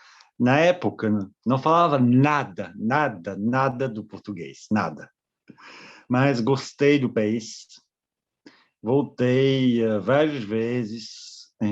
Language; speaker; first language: Portuguese; non-native, fluent; French